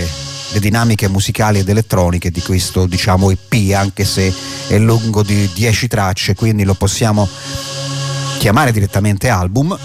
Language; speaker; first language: Italian; native; Italian